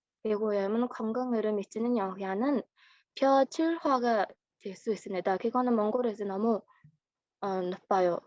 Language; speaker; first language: Korean; non-native, learner; Mongolian